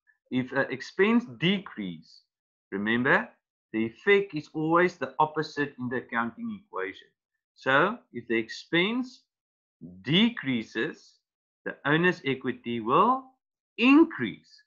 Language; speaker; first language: English; non-native, local second language; Afrikaans